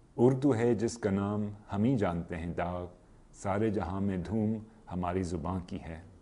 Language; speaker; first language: Urdu; non-native, fluent; English